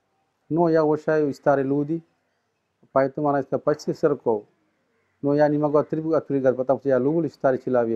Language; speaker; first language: Russian; non-native, learner; Sinhala